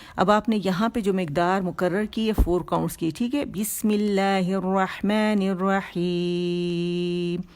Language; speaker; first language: Urdu; native; Urdu